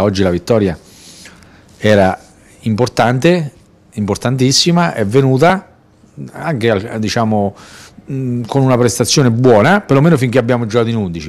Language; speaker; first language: Italian; native; Italian